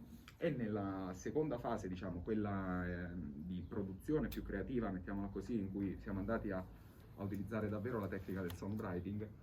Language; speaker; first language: Italian; native; Italian